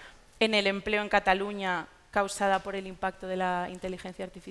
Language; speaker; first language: Spanish; native; Spanish